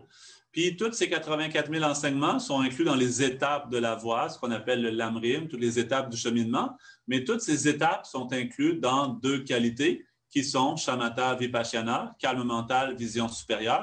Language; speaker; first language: French; native; French